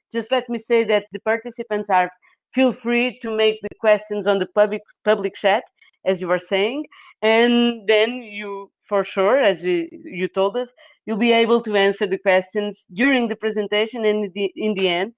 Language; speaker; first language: English; non-native, fluent; Portuguese